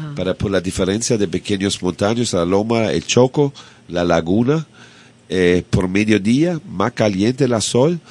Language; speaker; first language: Spanish; non-native, learner; German